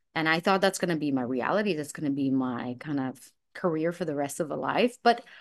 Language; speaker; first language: English; non-native, fluent; Russian